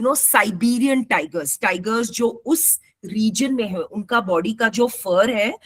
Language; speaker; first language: Hindi; non-native, local second language; Marathi